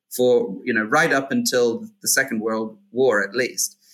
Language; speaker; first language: English; native; English